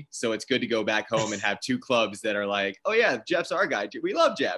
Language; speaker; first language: English; native; English